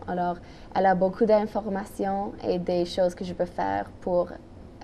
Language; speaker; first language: French; non-native, local second language; English